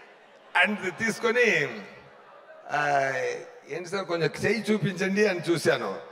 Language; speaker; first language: Telugu; non-native, fluent; Tamil